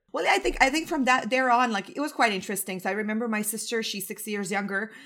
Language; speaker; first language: English; non-native, fluent; Croatian